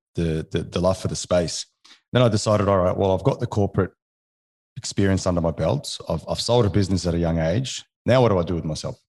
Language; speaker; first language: English; non-native, fluent; French